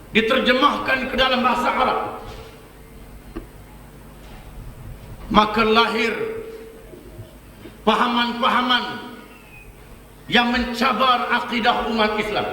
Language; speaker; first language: Malay; native; Malay